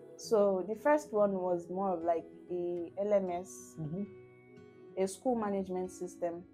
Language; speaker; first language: English; non-native, local second language; Yoruba